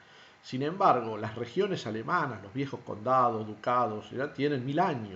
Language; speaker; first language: Spanish; native; Spanish